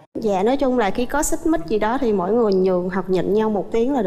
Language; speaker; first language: Vietnamese; native; Vietnamese